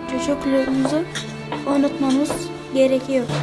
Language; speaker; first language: Turkish; early bilingual, other home language; Arabic